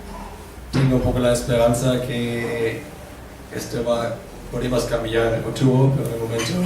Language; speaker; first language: Spanish; non-native, fluent; German